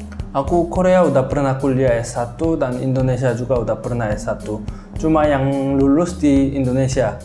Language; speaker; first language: Indonesian; non-native, fluent; Korean